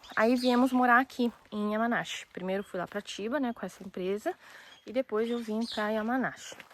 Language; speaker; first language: Portuguese; early bilingual, other home language; Japanese